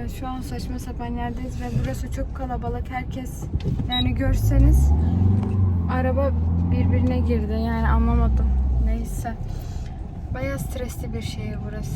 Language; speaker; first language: Turkish; early bilingual, heritage; Turkish